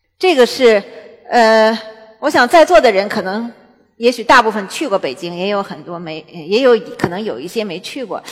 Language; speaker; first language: Chinese; native; Chinese